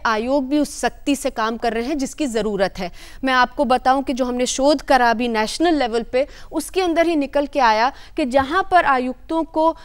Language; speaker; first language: Hindi; native; Hindi